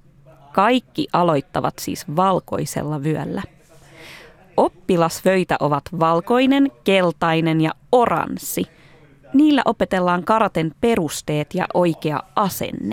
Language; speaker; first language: Finnish; native; Finnish